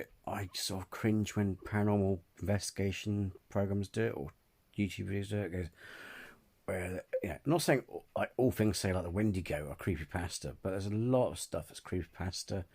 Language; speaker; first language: English; native; English